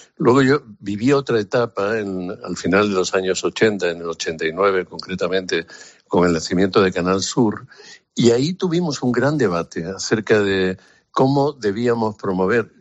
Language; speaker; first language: Spanish; native; Spanish